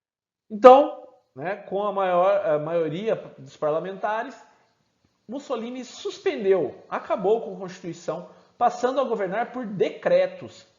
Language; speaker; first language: Portuguese; native; Portuguese